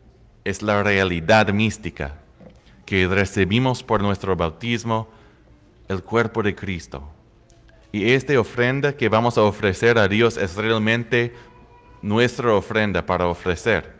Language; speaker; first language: Spanish; non-native, fluent; English